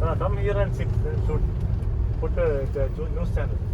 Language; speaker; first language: English; non-native, learner; Tamil